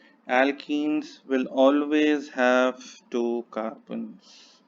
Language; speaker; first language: English; non-native, local second language; Hindi